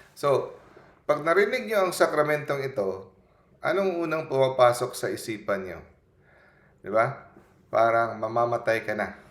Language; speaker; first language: Filipino; non-native, local second language; Cebuano